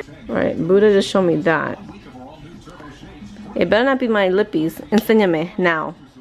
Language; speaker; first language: English; early bilingual, other home language; Spanish